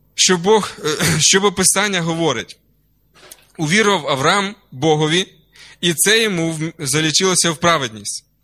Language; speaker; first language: Ukrainian; non-native, local second language; Russian